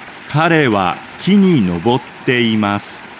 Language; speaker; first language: Japanese; non-native, learner; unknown